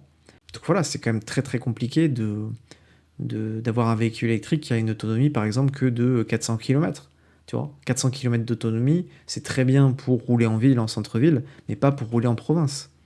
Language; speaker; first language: French; native; French